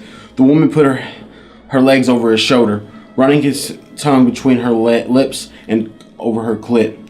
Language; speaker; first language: English; native; English